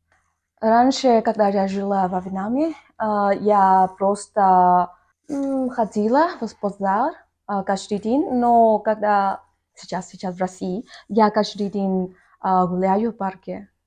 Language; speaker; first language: Russian; non-native, learner; Vietnamese